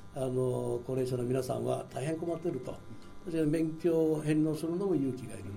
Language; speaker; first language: Japanese; native; Japanese